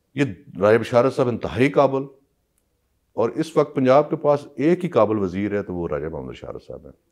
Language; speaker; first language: Urdu; non-native, local second language; Punjabi